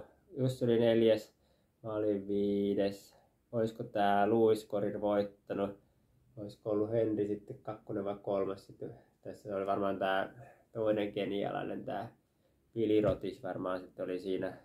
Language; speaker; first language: Finnish; native; Finnish